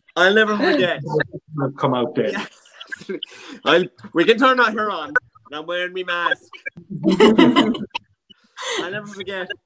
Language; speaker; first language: English; native; English